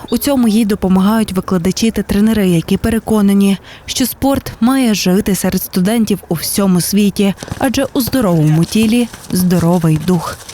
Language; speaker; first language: Ukrainian; native; Ukrainian